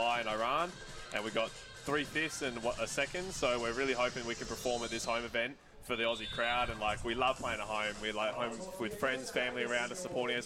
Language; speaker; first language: English; native; English